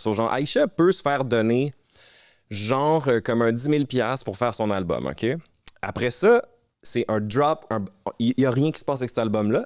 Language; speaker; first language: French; native; French